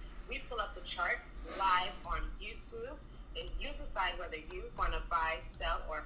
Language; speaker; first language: English; native; English